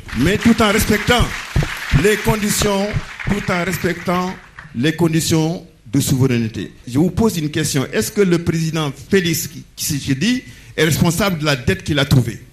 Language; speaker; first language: French; non-native, local second language; Wolof